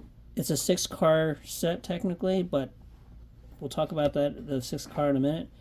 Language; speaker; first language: English; native; English